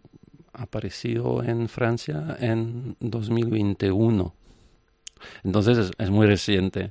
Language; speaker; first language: Spanish; non-native, fluent; French